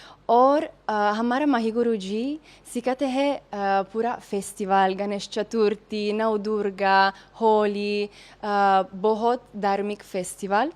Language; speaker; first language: Hindi; non-native, learner; Italian